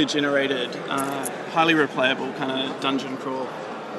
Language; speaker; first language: English; native; English